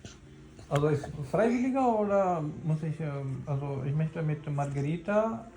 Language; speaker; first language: German; non-native, learner; Urdu